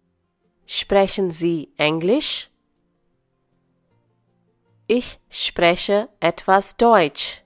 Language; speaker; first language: German; non-native, fluent; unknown